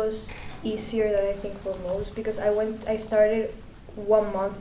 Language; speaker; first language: English; non-native, fluent; Spanish